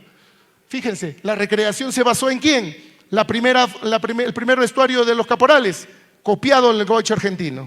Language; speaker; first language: Spanish; native; Spanish